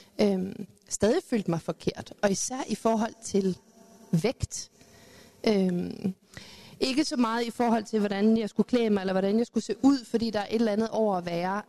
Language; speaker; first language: Danish; early bilingual, other home language; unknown